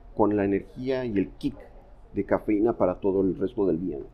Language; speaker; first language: Spanish; native; Spanish